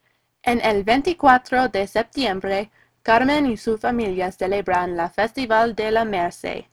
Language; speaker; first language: Spanish; non-native, learner; English